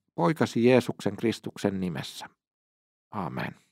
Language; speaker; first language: Finnish; native; Finnish